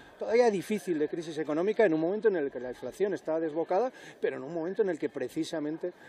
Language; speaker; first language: Spanish; native; Spanish